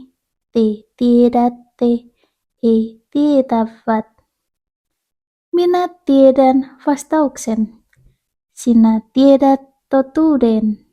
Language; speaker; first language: Finnish; non-native, learner; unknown